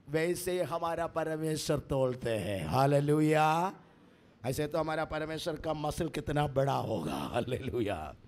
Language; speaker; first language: Hindi; non-native, local second language; Malayalam